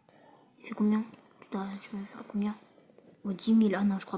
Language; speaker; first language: French; native; French